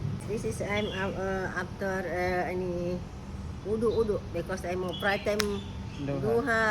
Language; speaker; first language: English; non-native, learner; Indonesian